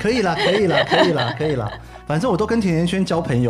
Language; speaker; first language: Chinese; native; Chinese